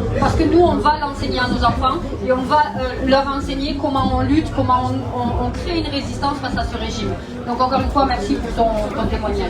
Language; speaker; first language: French; native; French